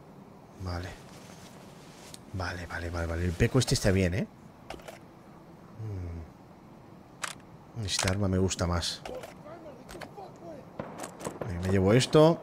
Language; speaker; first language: Spanish; native; Spanish